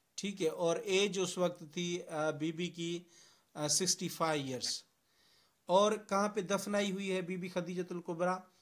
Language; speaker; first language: Urdu; non-native, local second language; Sindhi